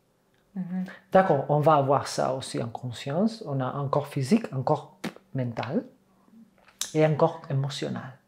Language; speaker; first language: French; non-native, fluent; Catalan